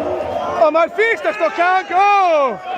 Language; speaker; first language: Italian; native; Italian